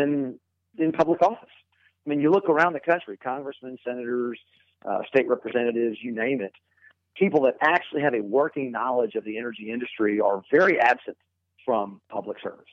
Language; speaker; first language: English; native; English